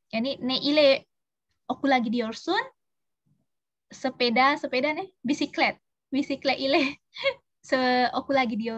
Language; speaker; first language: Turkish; non-native, learner; Indonesian